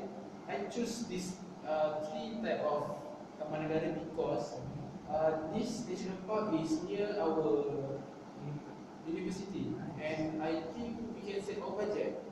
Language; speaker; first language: English; non-native, learner; Malay